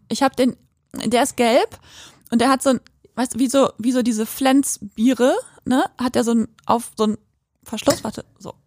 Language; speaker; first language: German; native; German